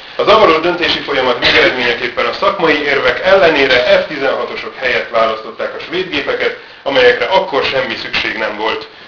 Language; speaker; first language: Hungarian; native; Hungarian